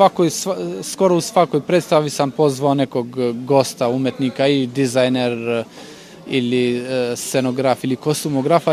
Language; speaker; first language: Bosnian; non-native, local second language; Albanian